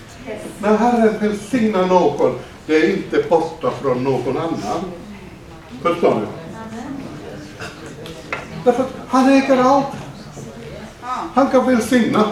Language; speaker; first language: Swedish; non-native, fluent; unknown